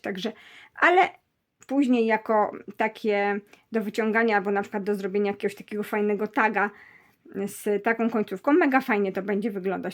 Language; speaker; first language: Polish; native; Polish